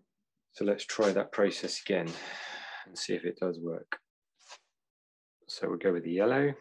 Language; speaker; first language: English; native; English